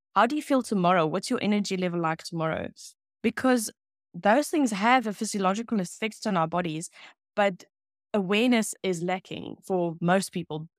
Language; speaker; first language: English; non-native, local second language; Afrikaans